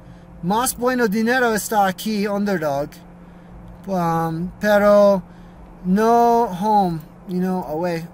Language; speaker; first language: Spanish; non-native, learner; English